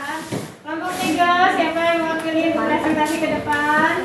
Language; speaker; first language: Indonesian; native; Indonesian